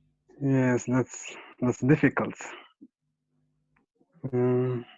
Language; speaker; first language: English; non-native, learner; Arabic